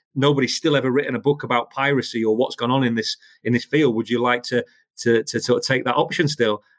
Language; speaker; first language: English; native; English